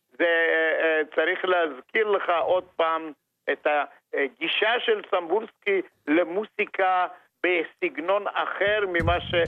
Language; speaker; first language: Hebrew; non-native, fluent; Romanian